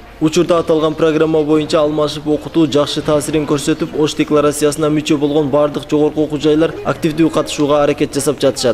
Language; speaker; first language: Kyrgyz; native; Kyrgyz